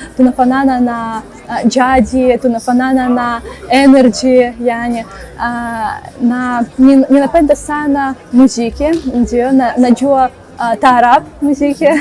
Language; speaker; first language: Swahili; non-native, learner; Russian